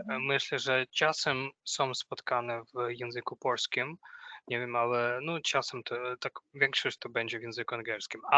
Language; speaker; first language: Polish; non-native, fluent; Ukrainian